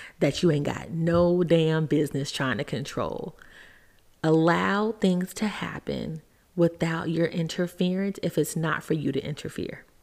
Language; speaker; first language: English; native; English